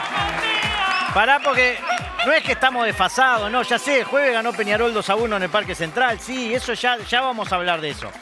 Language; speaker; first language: Spanish; native; Spanish